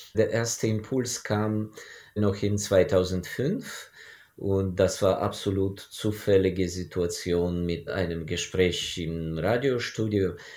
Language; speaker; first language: German; non-native, fluent; Ukrainian